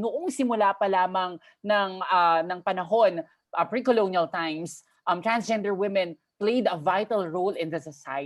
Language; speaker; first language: Filipino; native; Filipino